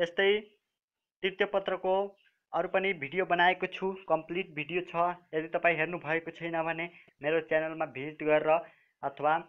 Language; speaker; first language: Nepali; non-native, local second language; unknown